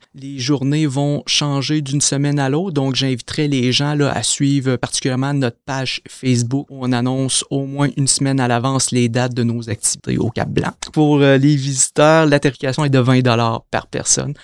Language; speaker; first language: French; native; French